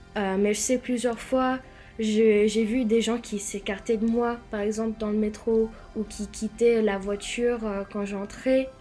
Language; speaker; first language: French; non-native, fluent; English